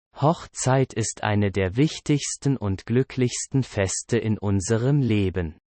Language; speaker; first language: German; non-native, learner; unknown